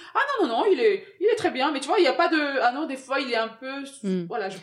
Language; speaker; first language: French; early bilingual, other home language; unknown